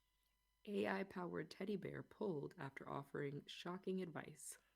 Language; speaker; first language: English; native; English